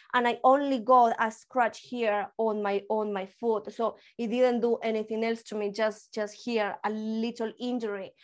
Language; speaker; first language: English; early bilingual, other home language; Spanish